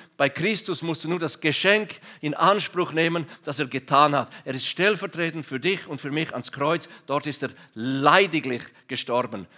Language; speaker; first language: German; non-native, local second language; Romansh